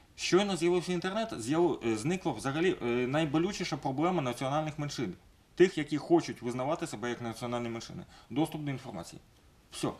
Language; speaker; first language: Ukrainian; non-native, local second language; Russian